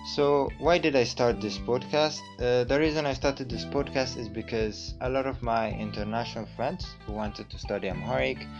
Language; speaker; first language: English; non-native, fluent; Amharic